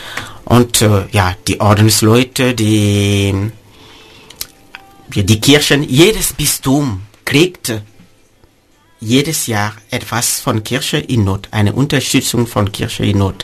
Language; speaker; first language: German; non-native, fluent; Mossi